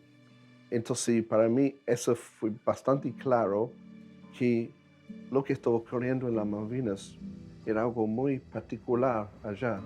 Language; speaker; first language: Spanish; non-native, fluent; English